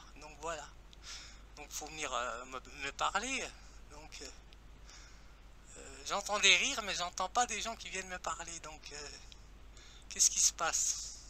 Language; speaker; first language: French; native; French